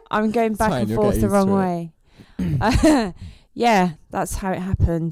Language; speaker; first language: English; native; English